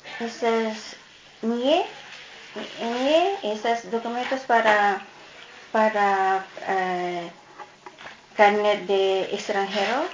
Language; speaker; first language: Spanish; non-native, learner; Filipino